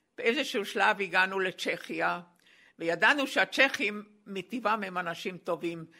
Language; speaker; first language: Hebrew; non-native, fluent; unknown